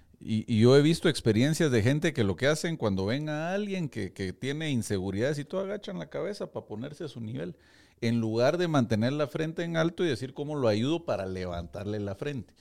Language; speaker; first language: Spanish; native; Spanish